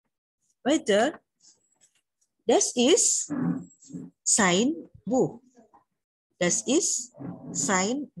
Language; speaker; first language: German; non-native, learner; Indonesian